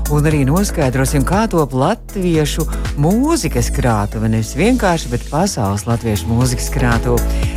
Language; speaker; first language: Latvian; native; Latvian